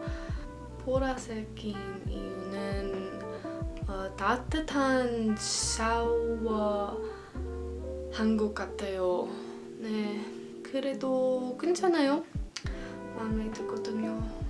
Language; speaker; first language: Korean; non-native, learner; English